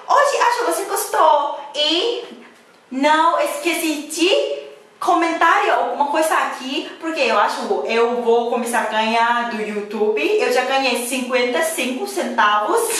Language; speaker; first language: Portuguese; non-native, learner; Thai